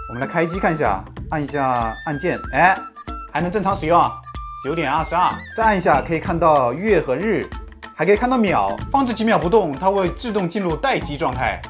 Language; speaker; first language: Chinese; native; Chinese